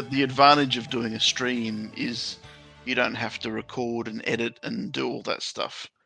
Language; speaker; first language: English; early bilingual, other home language; Italian